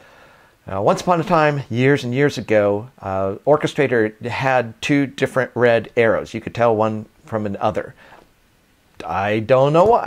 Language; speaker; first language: English; native; English